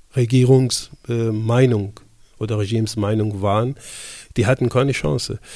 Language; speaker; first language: German; non-native, fluent; Persian